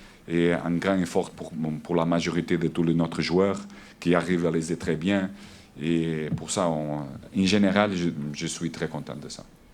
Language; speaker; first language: French; non-native, learner; Portuguese